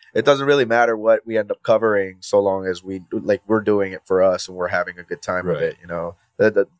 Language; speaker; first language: English; non-native, fluent; Spanish